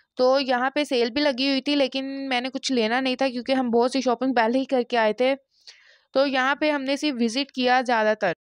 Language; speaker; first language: Urdu; non-native, local second language; Punjabi